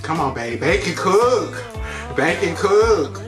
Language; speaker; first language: English; native; English